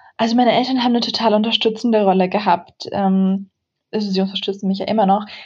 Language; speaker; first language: German; early bilingual, other home language; Central Kurdish